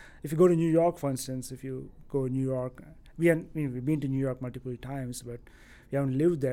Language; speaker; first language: English; non-native, local second language; Tamil